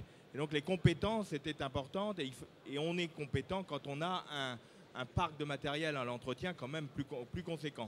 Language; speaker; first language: French; native; French